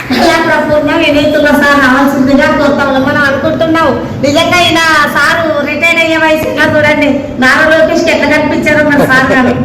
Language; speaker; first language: Telugu; native; Telugu